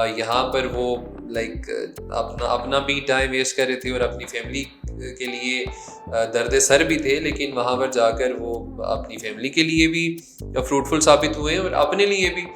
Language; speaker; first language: Urdu; non-native, local second language; Pahari-Potwari